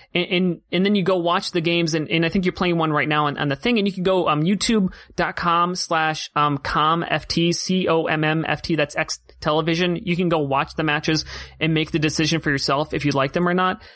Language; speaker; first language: English; native; English